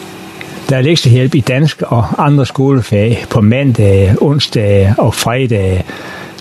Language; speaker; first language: Danish; native; Danish